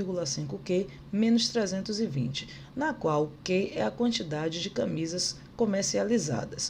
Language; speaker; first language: Portuguese; native; Portuguese